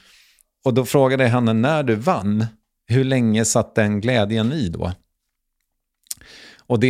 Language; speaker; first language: Swedish; native; Swedish